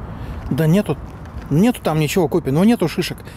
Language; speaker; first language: Russian; native; Russian